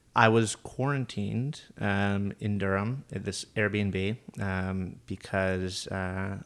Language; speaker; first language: English; native; English